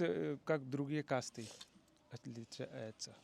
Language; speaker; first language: Russian; non-native, learner; Hindi